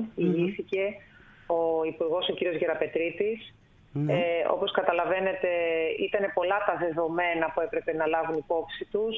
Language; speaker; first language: Greek; native; Greek